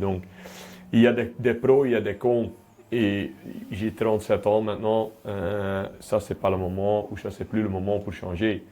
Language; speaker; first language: French; non-native, local second language; Dutch